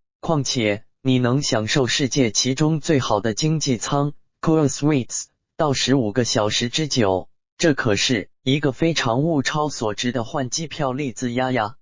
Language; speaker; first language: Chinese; native; Chinese